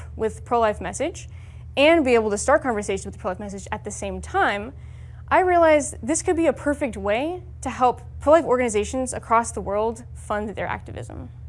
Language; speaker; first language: English; native; English